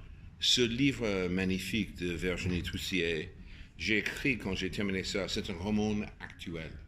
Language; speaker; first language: French; non-native, fluent; English